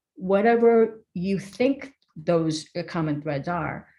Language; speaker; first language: English; early bilingual, other home language; Korean